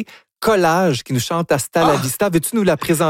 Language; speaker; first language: French; native; French